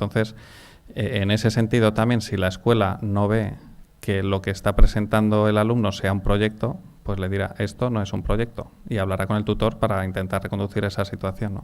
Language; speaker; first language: Spanish; native; Spanish